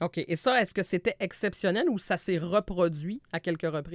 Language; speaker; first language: French; native; French